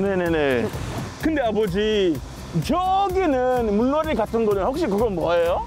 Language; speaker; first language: Korean; non-native, fluent; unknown